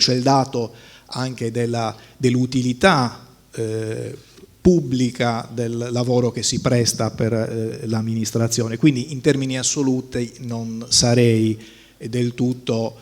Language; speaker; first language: Italian; native; Italian